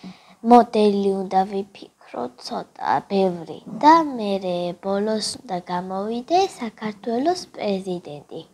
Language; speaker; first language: Georgian; early bilingual, other home language; Korean